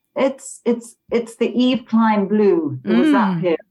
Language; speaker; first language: English; native; English